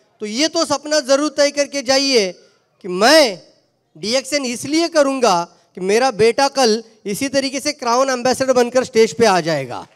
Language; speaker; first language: Hindi; non-native, local second language; Marathi